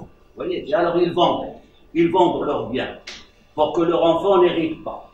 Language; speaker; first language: French; non-native, local second language; Arabic